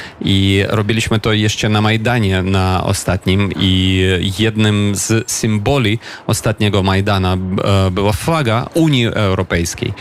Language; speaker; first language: Polish; non-native, fluent; Ukrainian